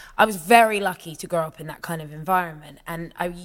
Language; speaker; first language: English; native; English